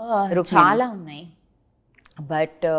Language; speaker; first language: Telugu; non-native, learner; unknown